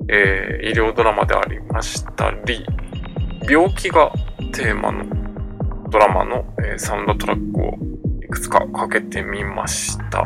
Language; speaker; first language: Japanese; native; Japanese